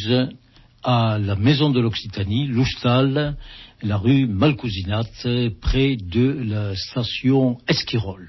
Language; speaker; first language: French; native; French